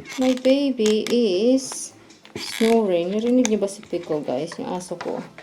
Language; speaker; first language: Filipino; native; Filipino